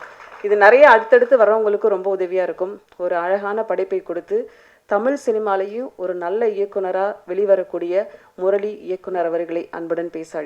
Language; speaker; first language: Tamil; native; Tamil